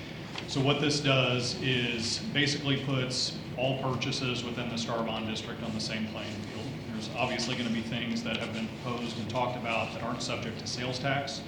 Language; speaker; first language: English; native; English